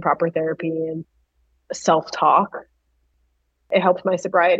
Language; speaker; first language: English; native; English